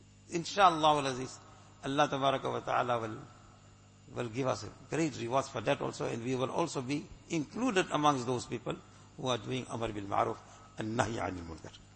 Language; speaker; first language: English; native; English